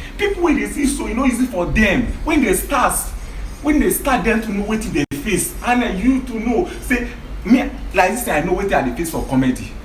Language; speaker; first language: Nigerian Pidgin; non-native, local second language; Yoruba